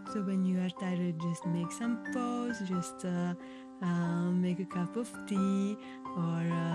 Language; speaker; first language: English; non-native, fluent; Hungarian